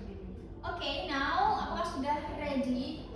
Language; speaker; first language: English; non-native, fluent; Indonesian